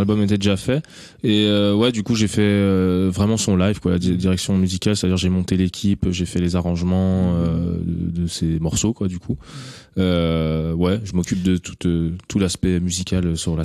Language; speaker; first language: French; native; French